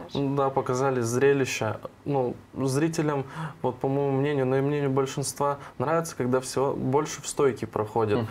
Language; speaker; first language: Russian; native; Russian